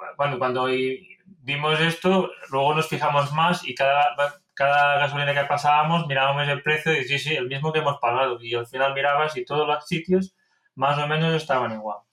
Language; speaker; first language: Spanish; non-native, local second language; Catalan